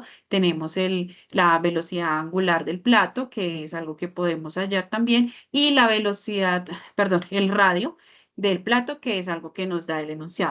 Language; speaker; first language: Spanish; native; Spanish